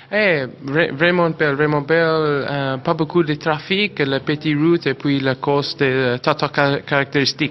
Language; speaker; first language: French; non-native, learner; English